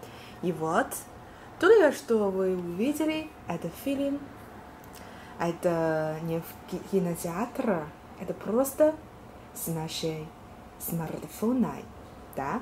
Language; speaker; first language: Russian; non-native, learner; Chinese